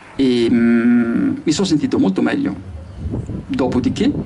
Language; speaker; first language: Italian; non-native, fluent; French